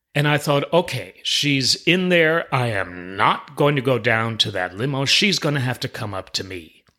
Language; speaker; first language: English; native; English